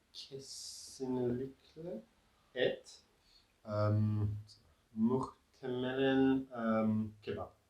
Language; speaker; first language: Turkish; non-native, learner; English